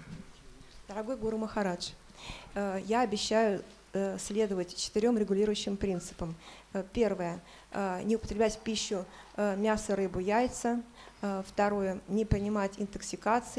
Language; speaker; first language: Russian; native; Russian